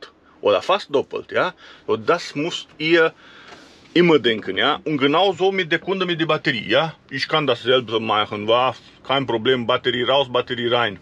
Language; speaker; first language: German; non-native, fluent; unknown